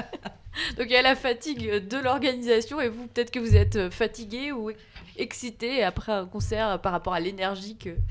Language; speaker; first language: French; native; French